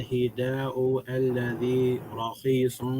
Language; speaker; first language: Arabic; non-native, learner; English